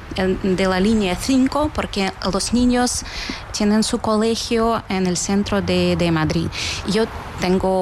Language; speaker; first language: Spanish; non-native, fluent; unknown